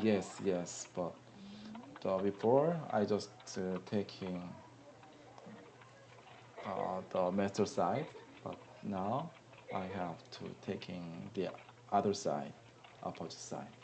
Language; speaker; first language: English; non-native, learner; Korean